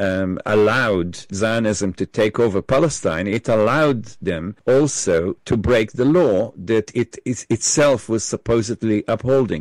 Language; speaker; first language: English; non-native, fluent; Hebrew